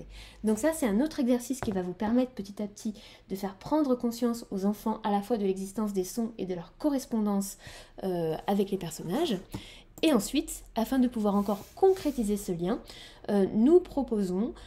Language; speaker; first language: French; native; French